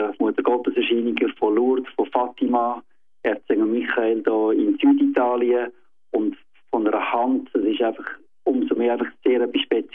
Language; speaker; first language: German; native; German